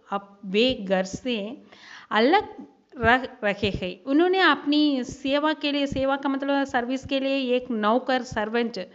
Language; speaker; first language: Hindi; non-native, local second language; Tamil